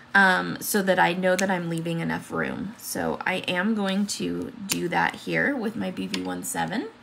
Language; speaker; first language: English; native; English